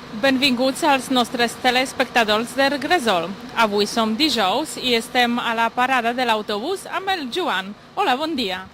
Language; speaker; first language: Catalan; native; Catalan